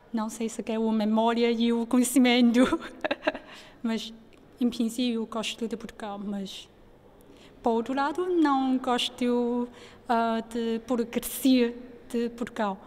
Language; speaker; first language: Portuguese; non-native, local second language; Chinese